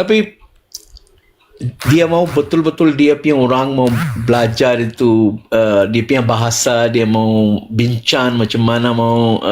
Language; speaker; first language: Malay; non-native, learner; Urdu